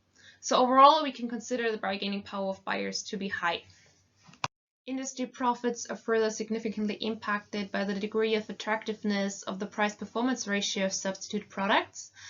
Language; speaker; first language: English; non-native, fluent; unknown